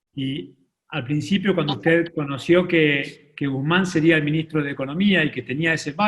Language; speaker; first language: Spanish; native; Spanish